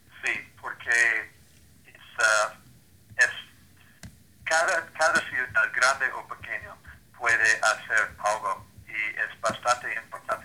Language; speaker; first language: Spanish; non-native, learner; English